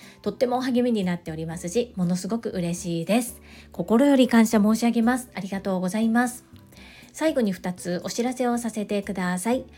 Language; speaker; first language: Japanese; native; Japanese